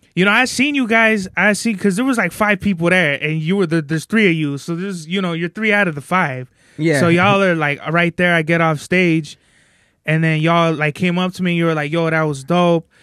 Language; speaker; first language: English; native; English